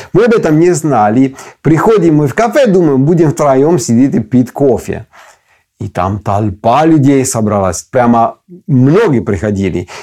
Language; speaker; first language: Russian; non-native, fluent; Italian